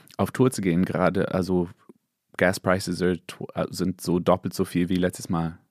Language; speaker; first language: German; non-native, fluent; English